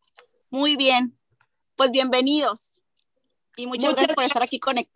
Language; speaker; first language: Spanish; native; Spanish